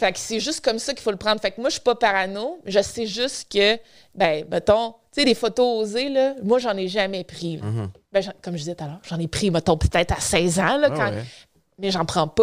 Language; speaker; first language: French; native; French